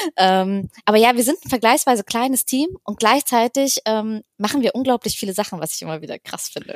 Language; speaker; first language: German; native; German